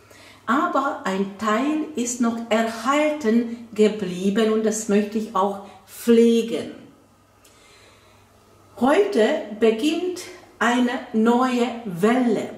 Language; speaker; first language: German; non-native, fluent; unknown